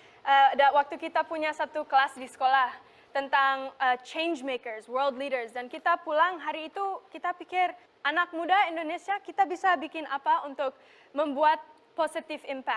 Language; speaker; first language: Indonesian; non-native, local second language; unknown